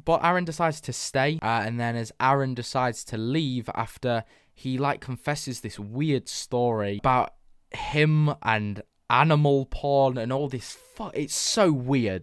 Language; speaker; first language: English; native; English